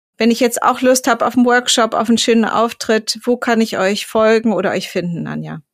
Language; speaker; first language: German; native; German